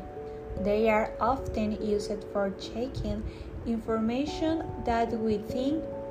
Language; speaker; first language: English; non-native, learner; Spanish